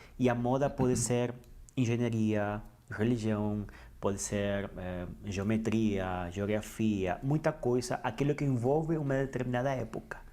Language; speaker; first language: Portuguese; non-native, fluent; Spanish